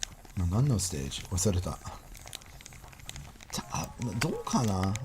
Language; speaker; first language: Japanese; non-native, learner; English